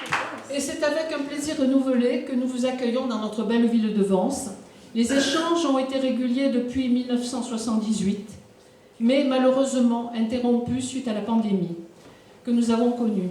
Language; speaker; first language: French; native; French